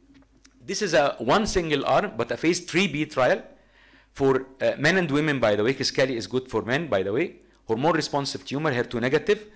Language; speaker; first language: English; non-native, fluent; Arabic